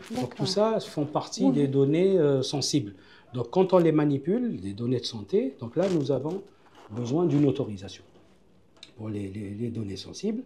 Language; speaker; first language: French; non-native, local second language; Arabic